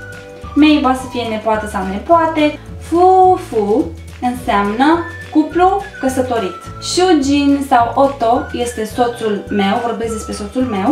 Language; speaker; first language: Romanian; native; Romanian